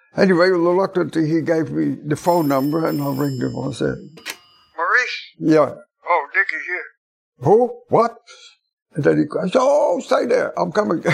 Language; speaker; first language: English; non-native, fluent; Dutch